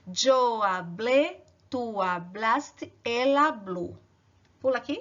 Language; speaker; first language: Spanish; non-native, learner; Portuguese